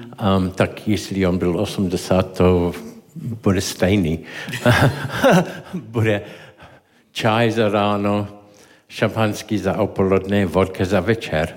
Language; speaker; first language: Czech; non-native, learner; English